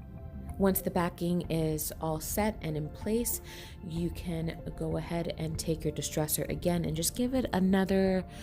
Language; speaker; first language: English; native; English